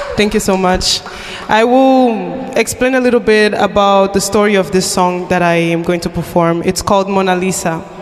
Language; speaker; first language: English; non-native, fluent; Portuguese